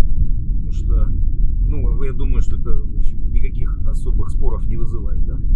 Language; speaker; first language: Russian; native; Russian